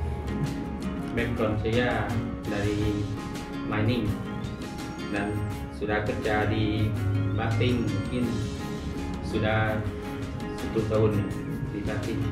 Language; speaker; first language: Indonesian; non-native, fluent; Thai